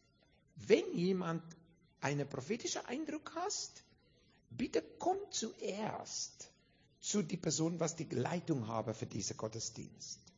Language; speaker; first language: German; non-native, fluent; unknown